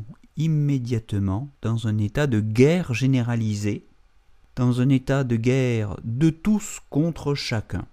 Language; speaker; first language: French; native; French